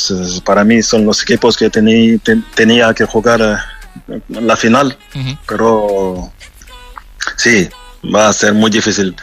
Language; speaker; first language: Spanish; non-native, fluent; French